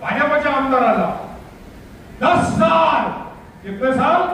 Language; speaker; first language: Hindi; non-native, local second language; Marathi